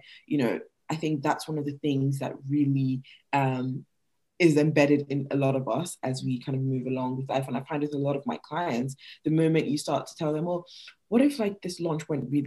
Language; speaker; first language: English; non-native, local second language; Yoruba